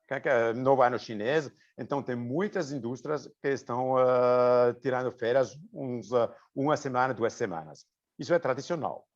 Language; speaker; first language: Portuguese; non-native, fluent; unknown